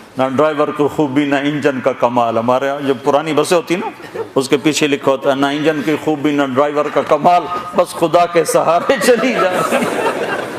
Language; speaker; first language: Urdu; non-native, local second language; Punjabi